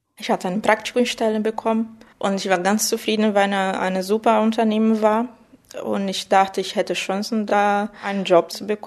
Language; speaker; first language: German; non-native, fluent; Portuguese